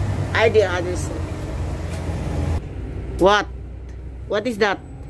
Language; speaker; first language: English; non-native, learner; Cebuano